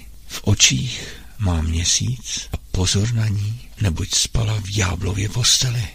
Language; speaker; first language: Czech; native; Czech